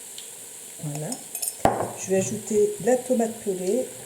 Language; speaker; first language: French; native; French